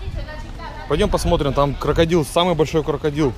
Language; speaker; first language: Russian; native; Russian